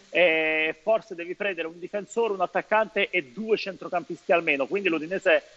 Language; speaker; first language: Italian; native; Italian